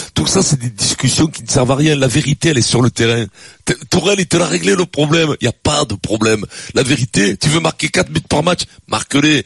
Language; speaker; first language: French; native; French